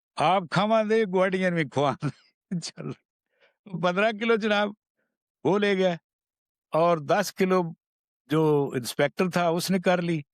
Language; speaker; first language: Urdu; non-native, local second language; Punjabi